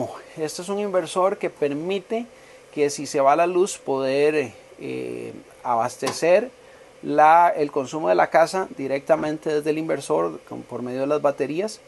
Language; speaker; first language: Spanish; native; Spanish